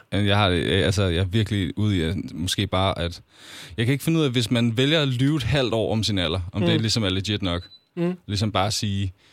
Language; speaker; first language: Danish; native; Danish